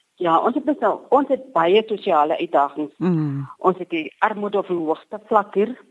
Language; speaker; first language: Afrikaans; native; Afrikaans